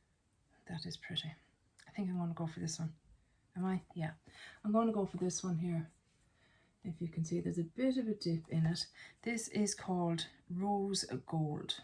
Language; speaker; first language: English; native; English